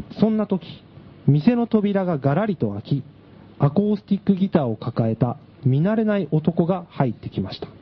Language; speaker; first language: Japanese; native; Japanese